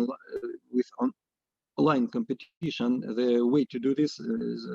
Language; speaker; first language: English; non-native, fluent; Russian